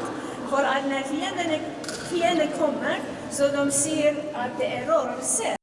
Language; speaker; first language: Swedish; non-native, fluent; Assyrian Neo-Aramaic